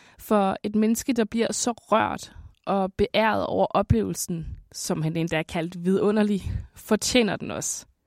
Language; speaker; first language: Danish; native; Danish